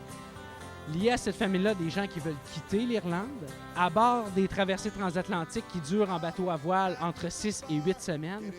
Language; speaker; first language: French; native; French